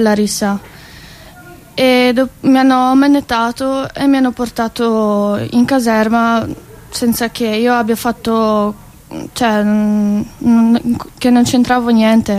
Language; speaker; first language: Italian; non-native, fluent; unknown